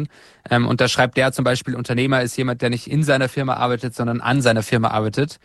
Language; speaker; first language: German; native; German